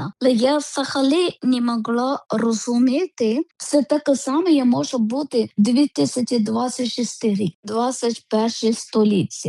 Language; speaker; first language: Ukrainian; non-native, learner; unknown